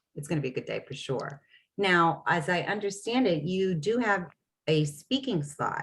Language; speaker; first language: English; native; English